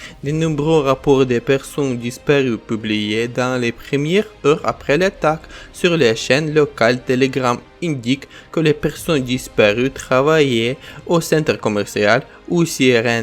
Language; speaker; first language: French; non-native, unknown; Ukrainian